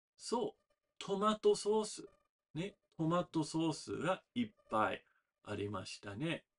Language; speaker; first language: Japanese; non-native, fluent; English